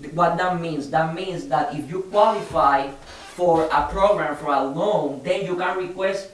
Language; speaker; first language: English; non-native, fluent; Spanish